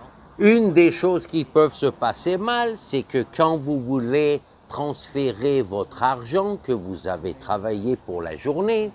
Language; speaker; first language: French; non-native, fluent; English